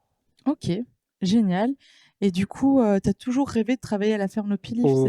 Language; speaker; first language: French; native; French